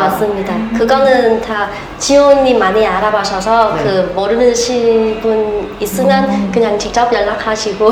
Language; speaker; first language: Korean; non-native, learner; Vietnamese